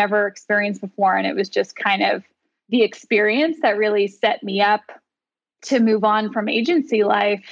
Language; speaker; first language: English; native; English